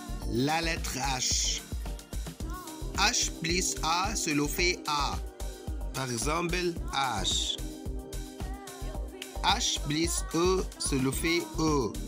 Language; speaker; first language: French; non-native, fluent; Arabic